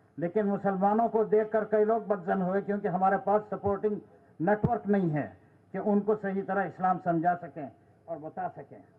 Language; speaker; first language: Urdu; non-native, local second language; Gujarati